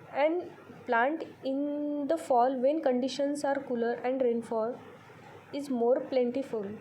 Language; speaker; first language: English; non-native, local second language; Marathi